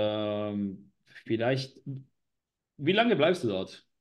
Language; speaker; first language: German; non-native, learner; Spanish